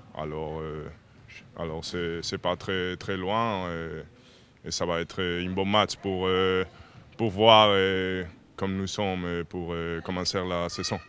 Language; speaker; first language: French; non-native, learner; Spanish